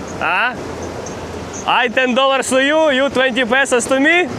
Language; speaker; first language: English; non-native, learner; Ukrainian